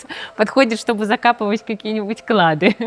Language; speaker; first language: Russian; native; Russian